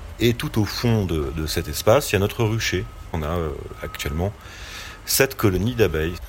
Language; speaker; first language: French; native; French